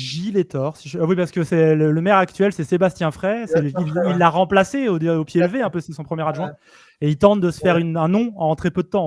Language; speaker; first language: French; native; French